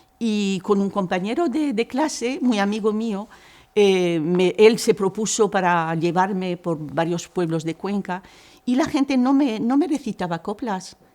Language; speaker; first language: Spanish; non-native, fluent; Arabic